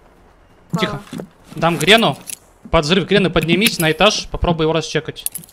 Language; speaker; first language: Russian; native; Russian